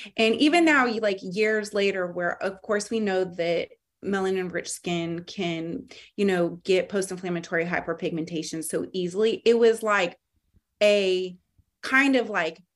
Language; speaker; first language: English; native; English